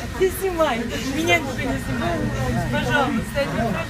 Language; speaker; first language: Russian; native; Russian